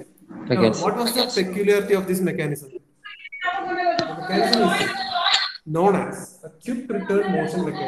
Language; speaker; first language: English; non-native, local second language; Malayalam